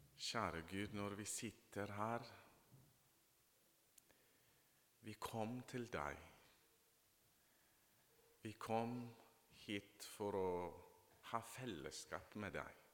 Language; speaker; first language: Norwegian; non-native, fluent; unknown